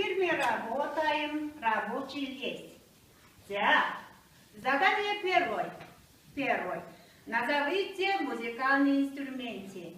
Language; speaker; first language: Russian; non-native, fluent; Mongolian